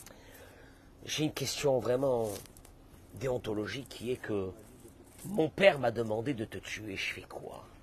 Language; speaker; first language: French; native; French